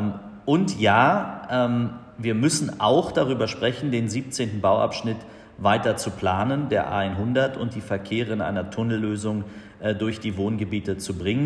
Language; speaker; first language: German; native; German